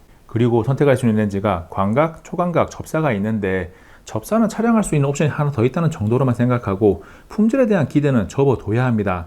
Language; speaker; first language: Korean; native; Korean